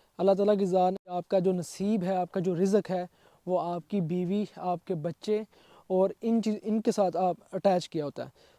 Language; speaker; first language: Urdu; non-native, local second language; Punjabi